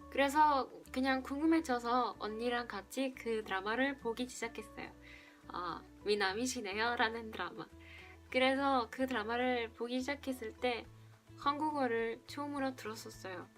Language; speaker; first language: Korean; non-native, fluent; Spanish